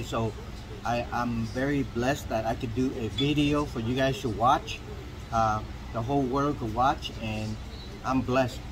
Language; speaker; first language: English; non-native, fluent; Vietnamese